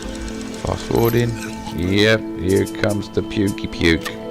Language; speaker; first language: English; native; English